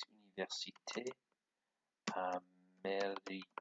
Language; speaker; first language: French; non-native, learner; English